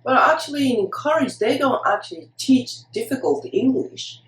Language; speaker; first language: English; non-native, fluent; Japanese